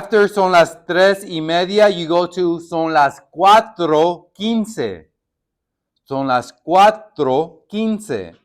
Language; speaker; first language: Spanish; non-native, fluent; English